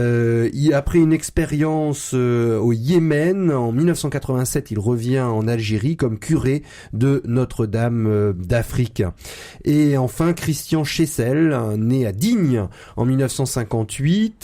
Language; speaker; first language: French; native; French